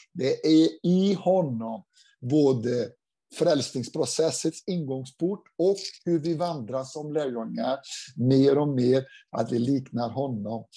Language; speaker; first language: Swedish; non-native, fluent; Portuguese